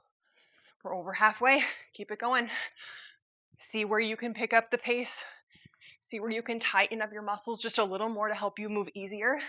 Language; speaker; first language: English; native; English